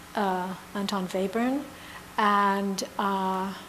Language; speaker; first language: English; native; English